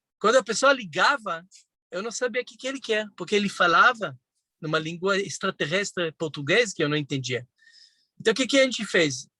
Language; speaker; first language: Portuguese; non-native, fluent; Hebrew